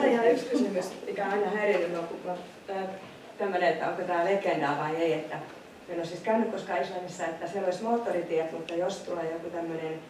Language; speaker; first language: Finnish; native; Finnish